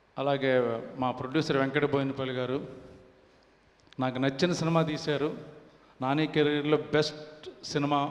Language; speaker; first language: Telugu; native; Telugu